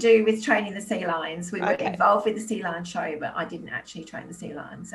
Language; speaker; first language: English; native; English